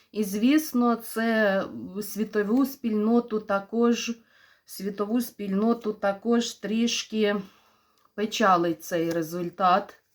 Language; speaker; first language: Ukrainian; non-native, local second language; Russian